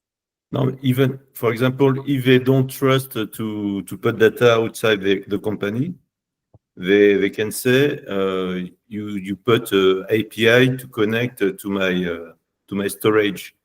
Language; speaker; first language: English; non-native, learner; French